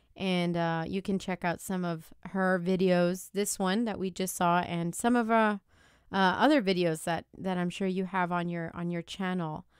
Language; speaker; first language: English; early bilingual, other home language; Spanish